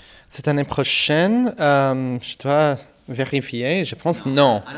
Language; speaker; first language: French; non-native, fluent; English